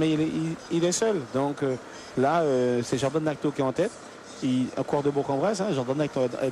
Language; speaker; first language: French; native; French